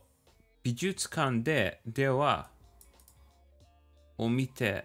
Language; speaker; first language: Japanese; non-native, learner; English